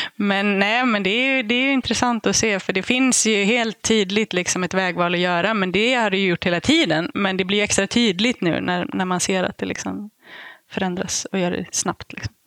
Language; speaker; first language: Swedish; native; Swedish